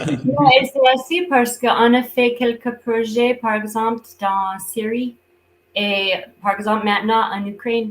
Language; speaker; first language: French; non-native, fluent; English